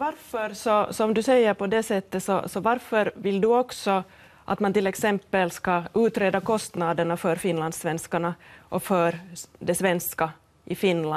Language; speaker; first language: Swedish; native; Swedish